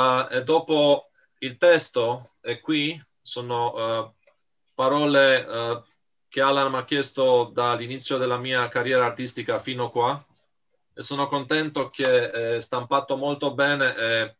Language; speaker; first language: Italian; non-native, fluent; Romanian